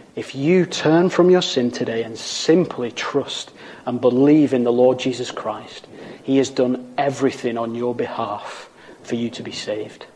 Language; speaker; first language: English; native; English